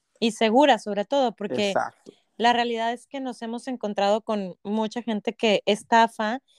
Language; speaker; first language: Spanish; native; Spanish